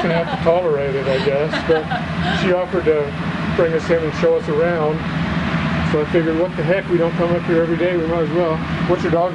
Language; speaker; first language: English; native; English